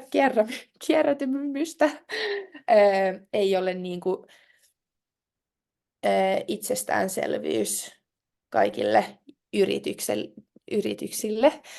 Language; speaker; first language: Finnish; non-native, local second language; Swedish